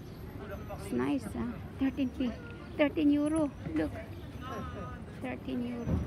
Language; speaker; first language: English; non-native, local second language; Filipino